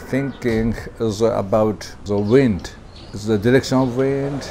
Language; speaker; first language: English; non-native, learner; Japanese